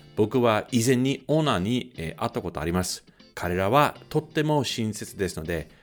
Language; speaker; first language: Japanese; native; Japanese